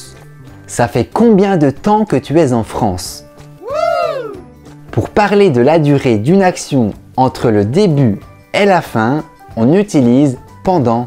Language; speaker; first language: French; native; French